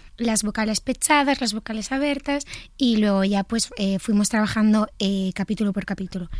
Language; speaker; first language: Spanish; native; Spanish